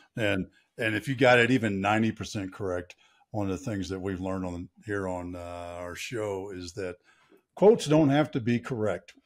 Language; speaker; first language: English; native; English